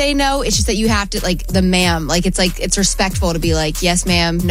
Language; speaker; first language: English; native; English